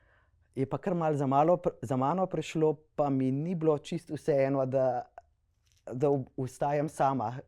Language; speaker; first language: Slovenian; native; Slovenian